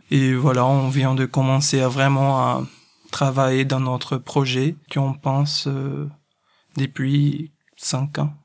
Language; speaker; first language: French; non-native, fluent; Portuguese